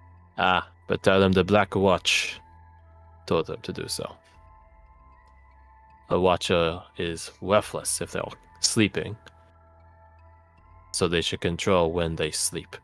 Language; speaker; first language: English; native; English